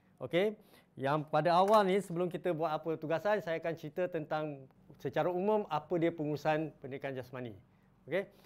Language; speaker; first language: Malay; non-native, local second language; Chinese